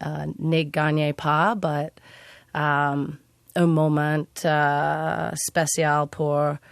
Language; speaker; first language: French; non-native, learner; English